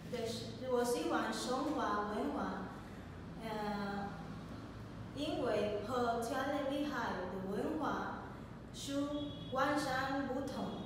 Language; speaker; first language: Chinese; non-native, learner; Spanish